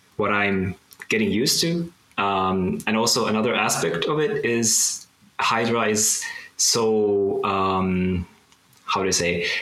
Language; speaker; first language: English; non-native, fluent; Japanese